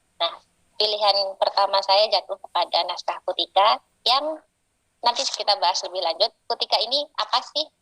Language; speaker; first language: Indonesian; native; Indonesian